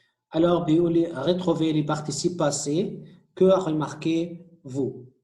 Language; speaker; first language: French; non-native, fluent; Arabic